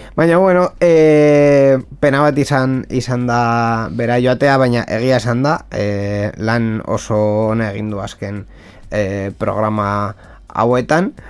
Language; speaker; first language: Basque; non-native, local second language; Spanish